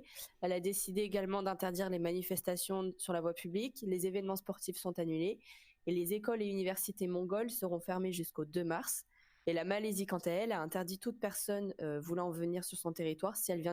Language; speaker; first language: French; native; French